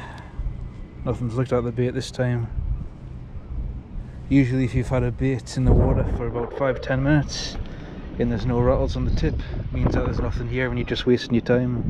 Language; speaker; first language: English; native; English